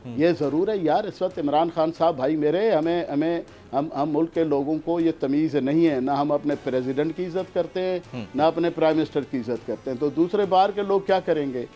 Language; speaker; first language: Urdu; non-native, local second language; Sindhi